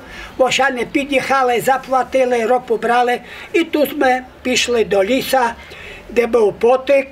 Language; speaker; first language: Polish; non-native, local second language; Rusyn